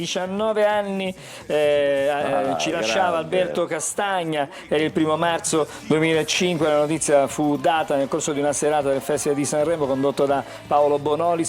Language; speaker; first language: Italian; native; Italian